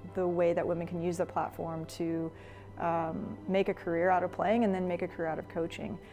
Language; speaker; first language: English; native; English